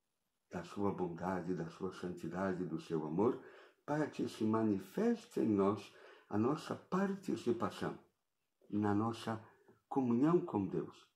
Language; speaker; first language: Portuguese; native; Portuguese